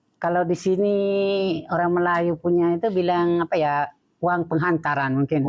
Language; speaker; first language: Indonesian; non-native, local second language; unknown